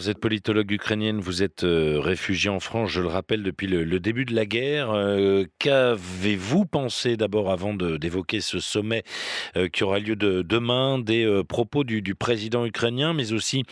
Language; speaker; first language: French; native; French